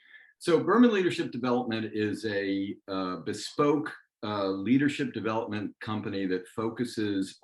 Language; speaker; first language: English; native; English